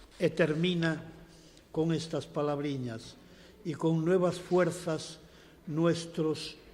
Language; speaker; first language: Spanish; non-native, local second language; Galician